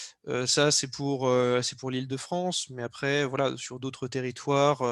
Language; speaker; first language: French; native; French